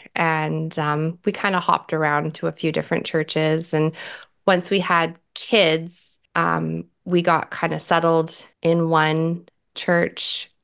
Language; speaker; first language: English; native; English